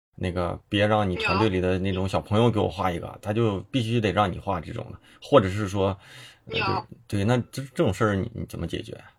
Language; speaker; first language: Chinese; native; Chinese